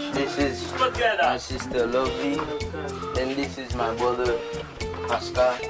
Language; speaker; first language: English; non-native, learner; Haitian Creole